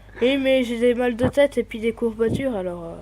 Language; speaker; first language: French; native; French